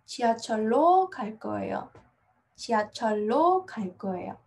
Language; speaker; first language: Korean; non-native, fluent; English